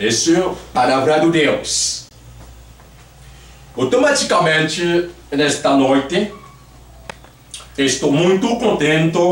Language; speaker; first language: Portuguese; non-native, learner; Haitian Creole